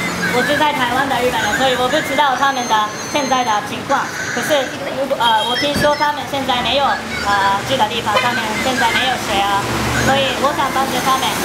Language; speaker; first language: Chinese; non-native, learner; Japanese